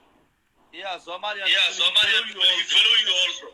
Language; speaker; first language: English; non-native, learner; Arabic